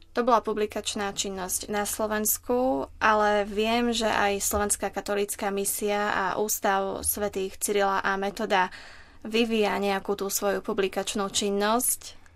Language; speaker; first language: Slovak; native; Slovak